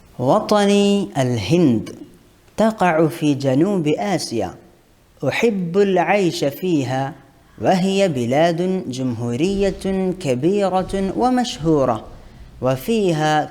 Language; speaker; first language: Arabic; non-native, fluent; Malayalam